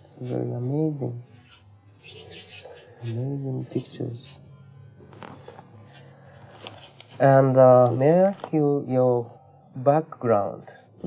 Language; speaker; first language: English; non-native, learner; Japanese